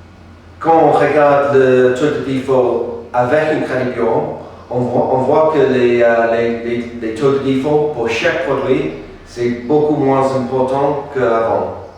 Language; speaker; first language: French; non-native, fluent; English